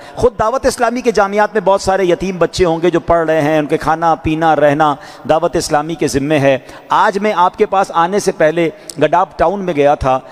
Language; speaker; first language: Urdu; native; Urdu